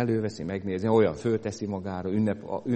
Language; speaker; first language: Hungarian; native; Hungarian